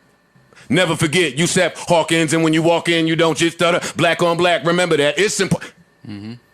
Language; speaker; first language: English; native; English